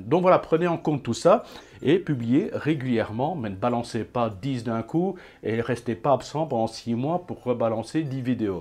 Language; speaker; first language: French; native; French